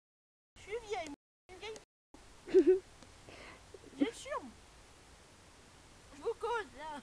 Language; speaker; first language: French; native; French